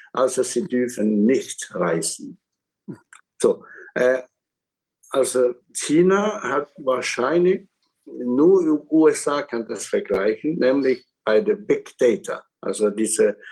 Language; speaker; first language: German; non-native, fluent; Chinese